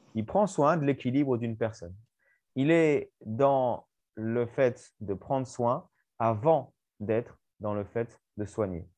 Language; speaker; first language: French; native; French